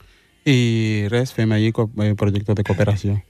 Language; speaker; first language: Catalan; early bilingual, other home language; Wolof